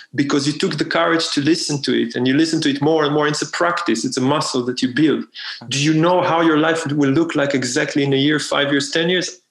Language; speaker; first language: English; non-native, fluent; Hebrew